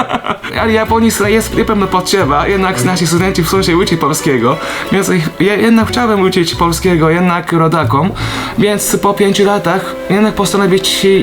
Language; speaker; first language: Polish; non-native, fluent; Japanese